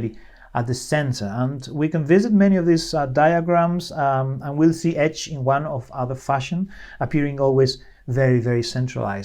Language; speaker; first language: English; non-native, fluent; Spanish